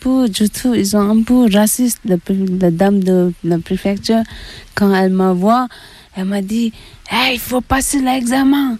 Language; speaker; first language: French; non-native, learner; Tibetan